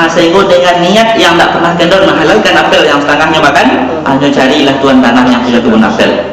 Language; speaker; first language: Malay; non-native, local second language; Minangkabau